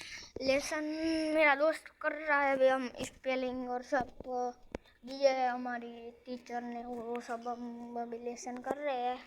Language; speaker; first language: Hindi; non-native, local second language; Gujarati